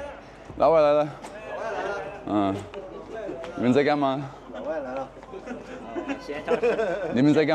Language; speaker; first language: Chinese; non-native, fluent; English